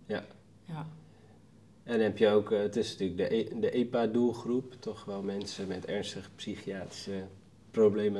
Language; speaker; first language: Dutch; native; Dutch